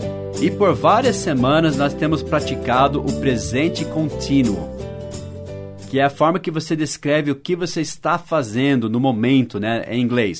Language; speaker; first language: Portuguese; non-native, fluent; English